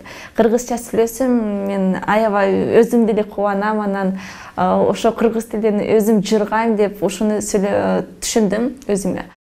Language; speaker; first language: Kyrgyz; non-native, fluent; Russian